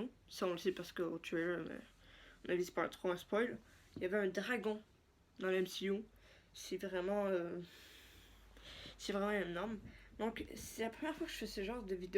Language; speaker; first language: French; native; French